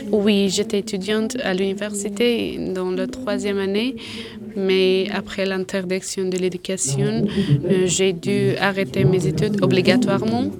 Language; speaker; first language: French; non-native, learner; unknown